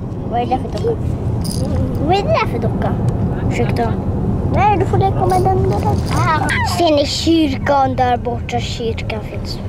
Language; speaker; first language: Swedish; non-native, learner; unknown